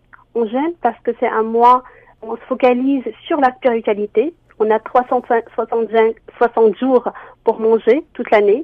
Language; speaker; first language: French; non-native, local second language; Arabic